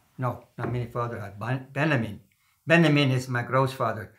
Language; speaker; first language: English; non-native, learner; German